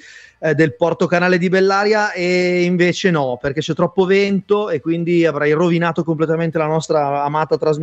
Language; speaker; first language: Italian; native; Italian